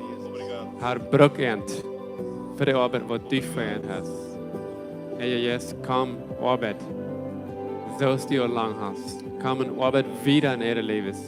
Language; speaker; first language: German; non-native, local second language; Low German